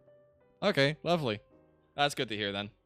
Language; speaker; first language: English; native; English